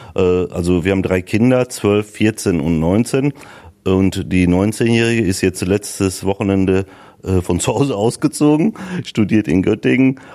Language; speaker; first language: German; early bilingual, other home language; Turkish